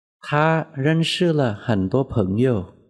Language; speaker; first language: Chinese; non-native, fluent; Vietnamese